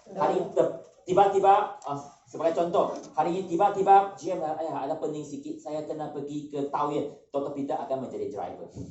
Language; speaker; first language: Malay; non-native, local second language; Chinese